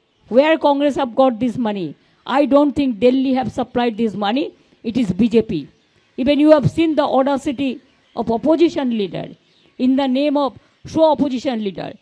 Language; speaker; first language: English; non-native, local second language; Bangla